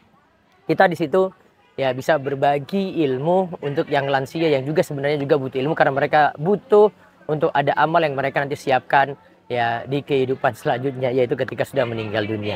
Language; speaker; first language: Indonesian; native; Indonesian